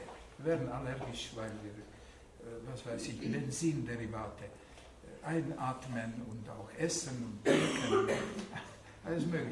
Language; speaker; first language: German; non-native, fluent; Hungarian